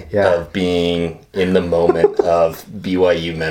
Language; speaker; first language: English; native; English